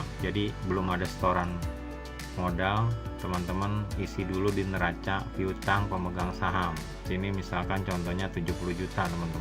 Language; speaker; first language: Indonesian; native; Indonesian